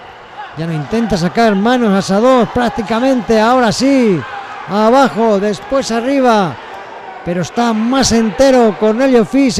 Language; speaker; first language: Spanish; native; Spanish